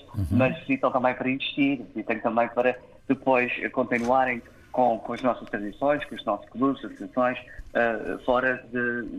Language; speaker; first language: Portuguese; early bilingual, heritage; English